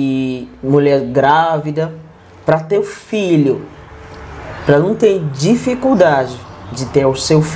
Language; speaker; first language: Portuguese; non-native, learner; Yoruba